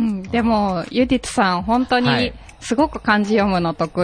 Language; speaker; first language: Japanese; native; Japanese